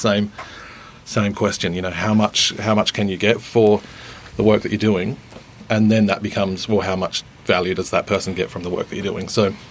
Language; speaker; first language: English; native; English